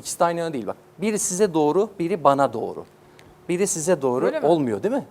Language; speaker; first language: Turkish; native; Turkish